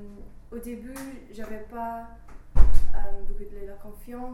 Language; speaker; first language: French; non-native, fluent; English